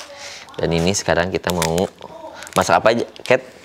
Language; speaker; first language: Indonesian; native; Indonesian